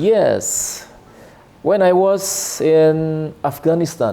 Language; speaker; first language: English; non-native, learner; Indonesian